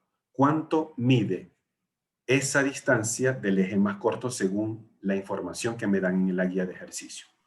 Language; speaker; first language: Spanish; native; Spanish